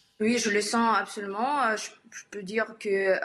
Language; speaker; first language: French; non-native, learner; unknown